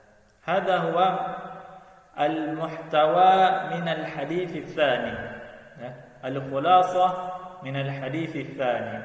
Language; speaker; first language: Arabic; non-native, fluent; Indonesian